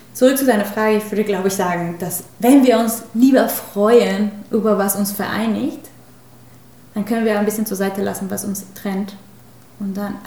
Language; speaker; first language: German; non-native, fluent; Spanish